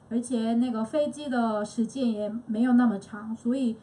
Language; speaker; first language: Chinese; non-native, fluent; Korean